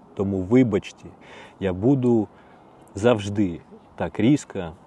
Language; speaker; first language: Ukrainian; non-native, learner; Russian